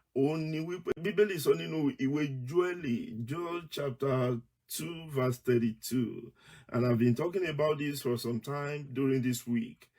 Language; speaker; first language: English; non-native, local second language; Yoruba